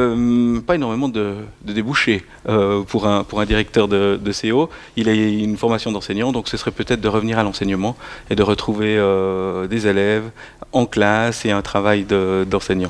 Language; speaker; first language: French; native; French